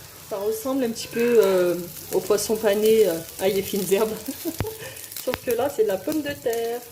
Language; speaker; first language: French; native; French